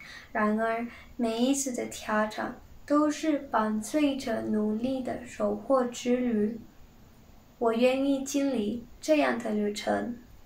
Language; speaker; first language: Chinese; non-native, learner; Spanish